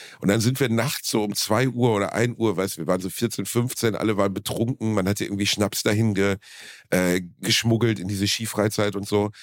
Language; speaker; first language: German; native; German